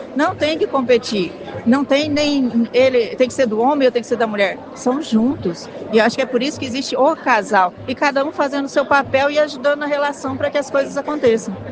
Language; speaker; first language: Portuguese; native; Portuguese